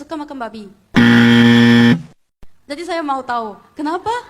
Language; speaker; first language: Indonesian; non-native, fluent; Korean